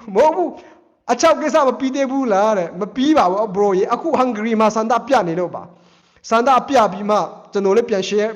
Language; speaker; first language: Burmese; non-native, local second language; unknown